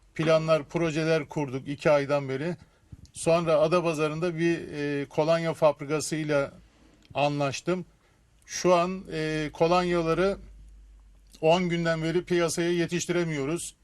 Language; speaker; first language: Turkish; native; Turkish